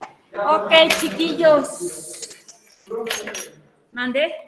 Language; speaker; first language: Spanish; native; Spanish